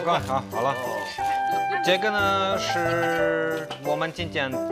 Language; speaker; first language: Chinese; non-native, learner; English